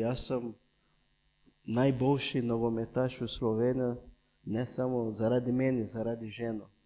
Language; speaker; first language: Slovenian; non-native, fluent; Portuguese